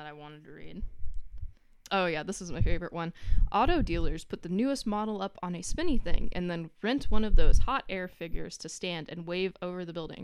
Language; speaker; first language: English; native; English